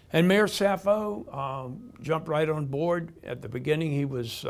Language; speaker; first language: English; native; English